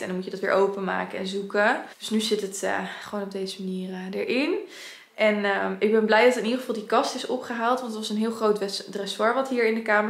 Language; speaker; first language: Dutch; native; Dutch